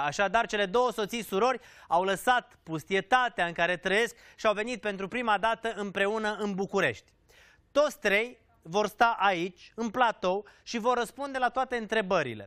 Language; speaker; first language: Romanian; native; Romanian